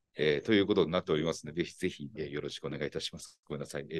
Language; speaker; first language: Japanese; native; Japanese